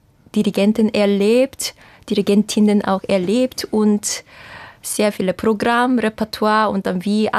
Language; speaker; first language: German; non-native, fluent; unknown